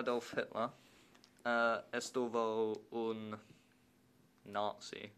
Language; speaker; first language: Spanish; non-native, learner; English